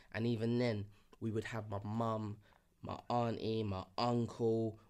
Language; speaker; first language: English; early bilingual, other home language; Yoruba